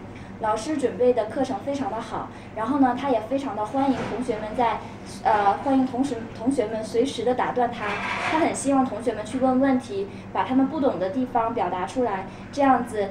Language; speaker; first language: Chinese; native; Chinese